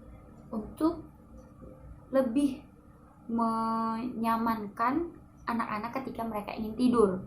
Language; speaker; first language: Indonesian; native; Indonesian